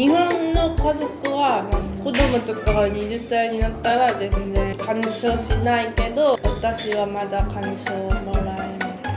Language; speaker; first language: Japanese; non-native, learner; Korean